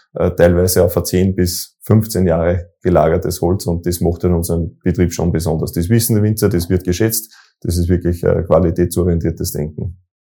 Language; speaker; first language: German; native; German